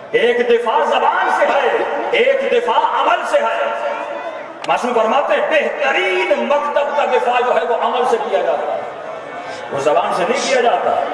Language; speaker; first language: Urdu; non-native, local second language; Sindhi